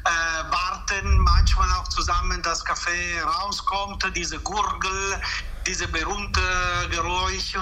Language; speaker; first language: German; non-native, fluent; Italian